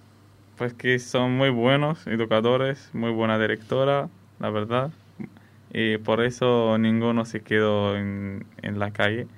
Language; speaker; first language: Spanish; non-native, fluent; Arabic